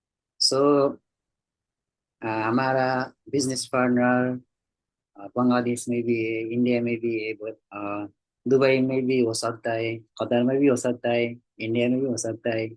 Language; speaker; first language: Hindi; non-native, learner; Nepali